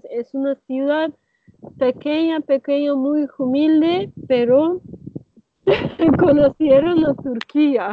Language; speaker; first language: Spanish; non-native, learner; Turkish